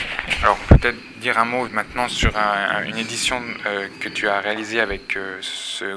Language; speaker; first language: French; native; French